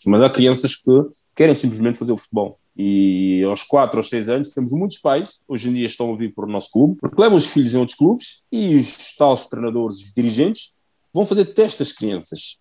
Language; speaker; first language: Portuguese; early bilingual, other home language; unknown